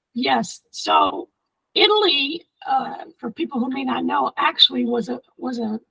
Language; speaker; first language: English; early bilingual, other home language; Italian